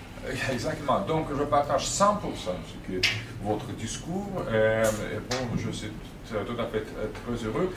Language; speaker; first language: French; non-native, fluent; Russian